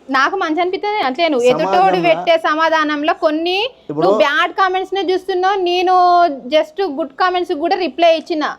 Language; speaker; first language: Telugu; native; Telugu